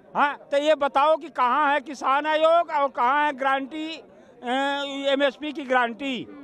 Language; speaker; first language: Hindi; native; Hindi